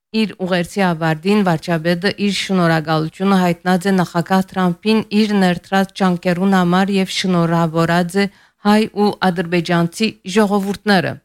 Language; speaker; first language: Armenian; early bilingual, heritage; Armenian